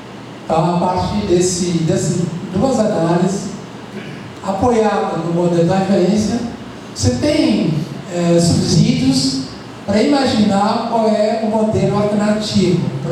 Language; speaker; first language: Portuguese; non-native, fluent; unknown